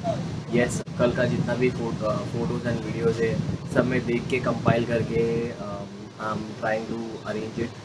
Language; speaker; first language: Hindi; native; Hindi